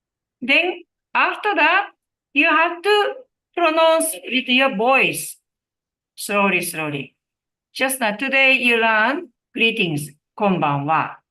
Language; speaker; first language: English; non-native, learner; Japanese